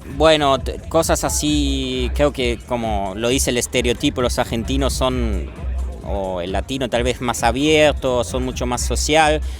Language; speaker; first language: Spanish; early bilingual, heritage; Spanish